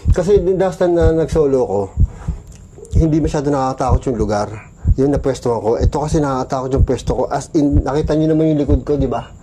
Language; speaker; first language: Filipino; native; Filipino